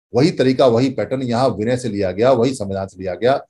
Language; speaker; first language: Hindi; native; Hindi